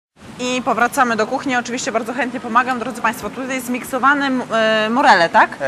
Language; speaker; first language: Polish; native; Polish